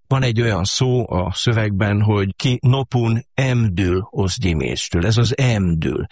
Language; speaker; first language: Hungarian; native; Hungarian